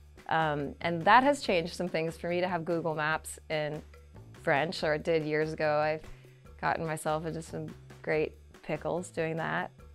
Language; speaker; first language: English; native; English